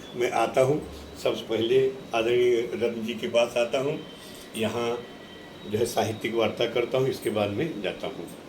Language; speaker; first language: Hindi; native; Hindi